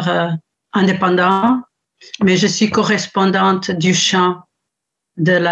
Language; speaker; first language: French; non-native, fluent; Kabuverdianu